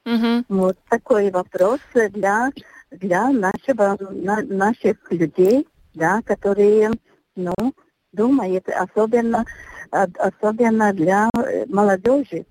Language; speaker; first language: Russian; non-native, local second language; Latvian